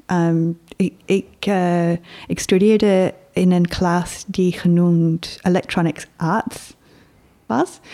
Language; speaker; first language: Dutch; non-native, fluent; English